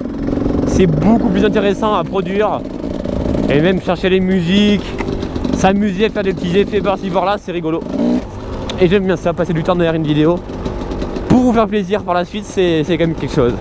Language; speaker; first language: French; native; French